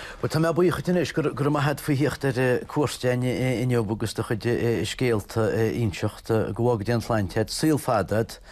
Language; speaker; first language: Irish; native; Irish